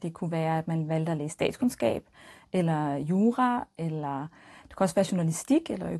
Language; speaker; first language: Danish; native; Danish